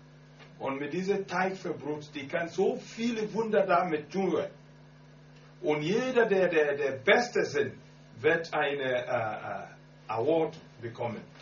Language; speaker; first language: German; non-native, learner; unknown